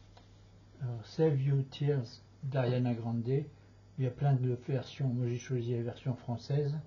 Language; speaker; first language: French; native; French